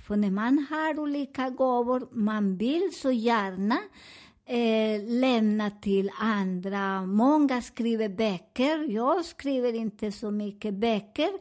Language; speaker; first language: Swedish; non-native, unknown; Spanish